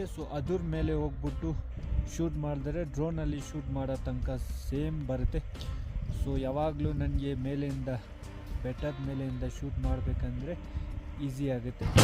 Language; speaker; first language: Kannada; non-native, local second language; Ladakhi